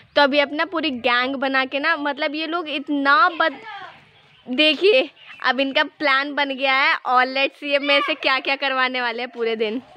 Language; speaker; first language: Hindi; native; Hindi